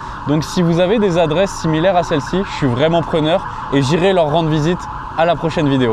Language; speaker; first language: French; native; French